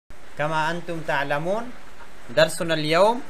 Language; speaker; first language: Arabic; non-native, fluent; Bangla